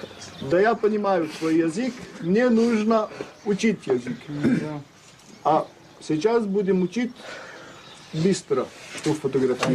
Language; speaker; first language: Russian; non-native, learner; French